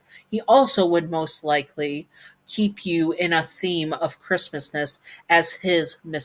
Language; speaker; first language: English; native; English